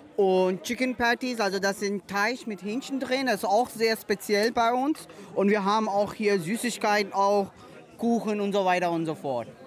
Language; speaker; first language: German; non-native, fluent; Urdu